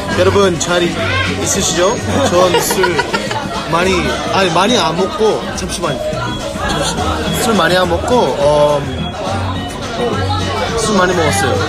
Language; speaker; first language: Korean; non-native, fluent; English